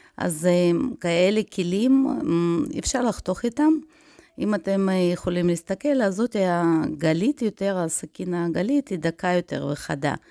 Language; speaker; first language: Hebrew; non-native, fluent; Russian